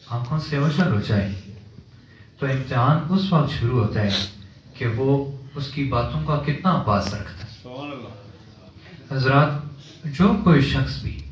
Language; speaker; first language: Hindi; native; Hindi